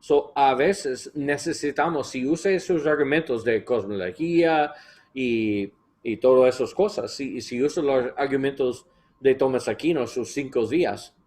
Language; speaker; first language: Spanish; non-native, learner; English